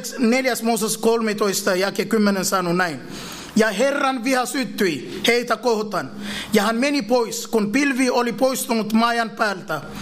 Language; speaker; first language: Finnish; non-native, fluent; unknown